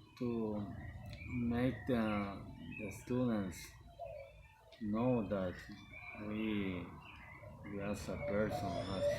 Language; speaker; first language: English; non-native, learner; Spanish